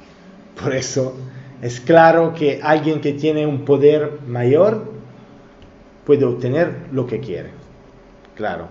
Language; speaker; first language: Spanish; non-native, learner; Italian